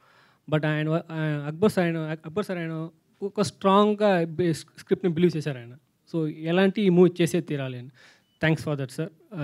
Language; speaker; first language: Telugu; non-native, learner; Tamil